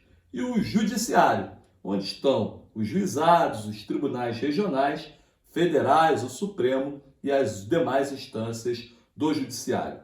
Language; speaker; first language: Portuguese; native; Portuguese